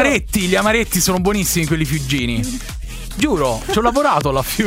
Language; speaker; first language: Italian; native; Italian